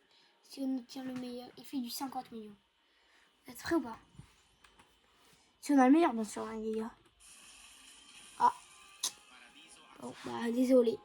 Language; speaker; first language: French; native; French